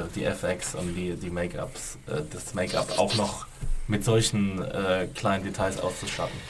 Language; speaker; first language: German; native; German